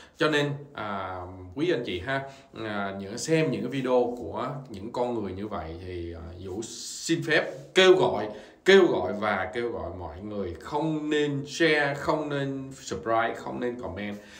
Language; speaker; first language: Vietnamese; native; Vietnamese